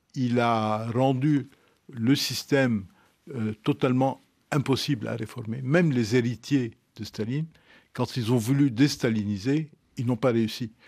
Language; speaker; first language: French; non-native, local second language; Arabic